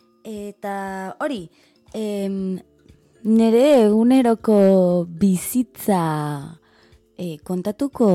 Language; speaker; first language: Basque; non-native, learner; Spanish